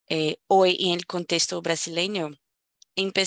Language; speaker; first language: Spanish; non-native, fluent; Portuguese